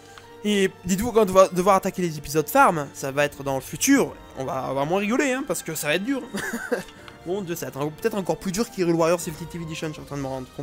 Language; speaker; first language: French; native; French